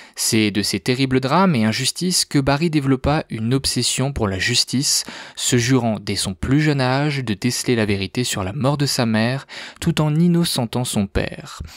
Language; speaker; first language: French; native; French